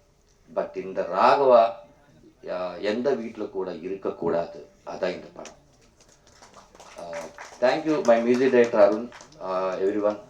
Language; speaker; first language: Tamil; non-native, learner; Telugu